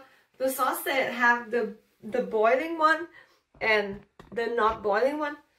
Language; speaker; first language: English; non-native, learner; Thai